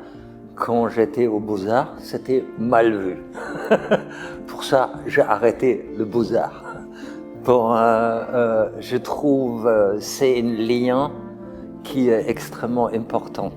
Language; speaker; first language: French; non-native, fluent; German